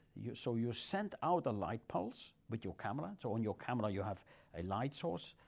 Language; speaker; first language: English; non-native, fluent; Dutch